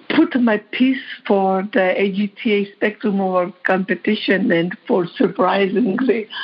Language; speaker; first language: English; non-native, fluent; Georgian